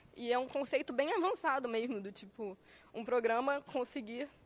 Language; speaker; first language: Portuguese; native; Portuguese